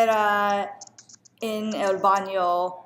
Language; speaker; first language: Spanish; non-native, learner; English